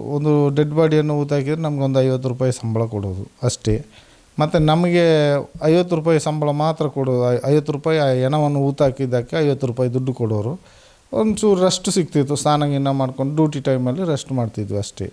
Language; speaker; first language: Kannada; native; Kannada